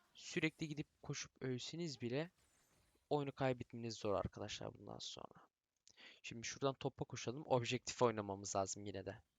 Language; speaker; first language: Turkish; early bilingual, other home language; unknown